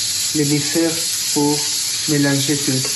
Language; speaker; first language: French; non-native, learner; Spanish